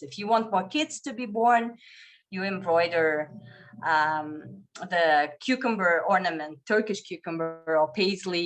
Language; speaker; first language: English; non-native, fluent; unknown